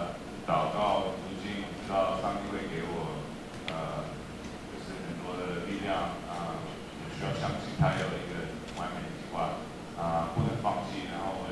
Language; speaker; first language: Chinese; early bilingual, heritage; English